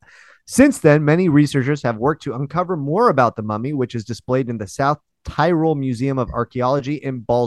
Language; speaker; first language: English; native; English